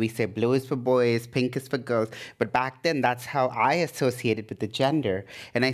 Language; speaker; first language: English; non-native, local second language; Tamil